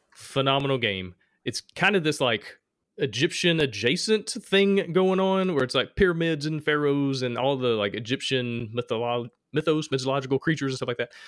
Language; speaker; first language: English; native; English